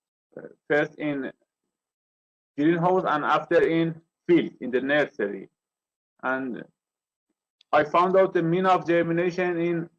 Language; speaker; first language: English; non-native, learner; Persian